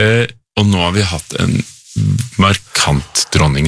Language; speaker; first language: Norwegian; native; Norwegian